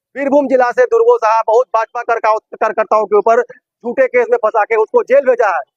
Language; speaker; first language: Hindi; non-native, local second language; Bangla